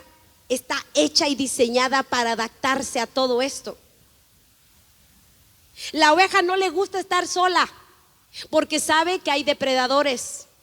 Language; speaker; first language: Spanish; native; Spanish